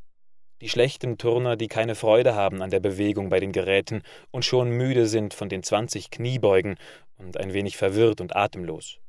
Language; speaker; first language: German; native; German